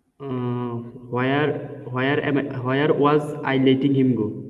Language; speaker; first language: English; non-native, learner; Bangla